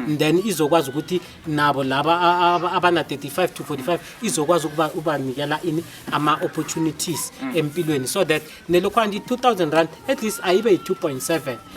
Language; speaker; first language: Zulu; non-native, local second language; South Ndebele